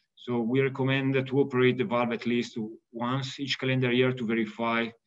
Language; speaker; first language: English; non-native, fluent; Italian